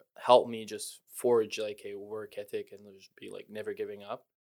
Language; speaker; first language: English; native; English